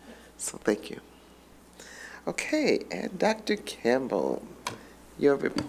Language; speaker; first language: English; native; English